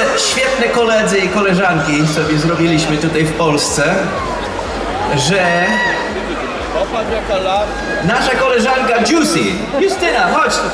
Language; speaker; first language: Polish; early bilingual, heritage; English